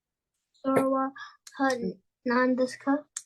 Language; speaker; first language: Japanese; non-native, learner; English